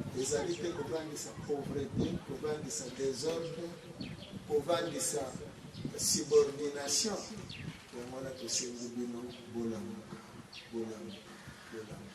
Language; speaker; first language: Lingala; non-native, local second language; Kongo